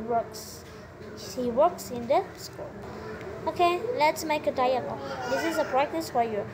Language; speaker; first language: English; non-native, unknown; Indonesian